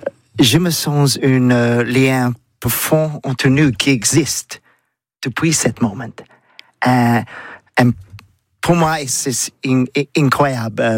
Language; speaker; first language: French; non-native, learner; English